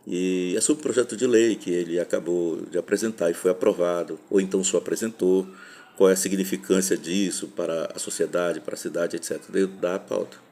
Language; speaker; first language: Portuguese; native; Portuguese